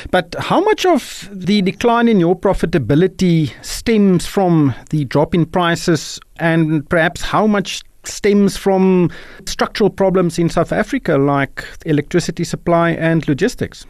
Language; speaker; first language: English; non-native, local second language; Afrikaans